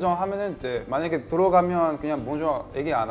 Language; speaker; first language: Korean; non-native, fluent; French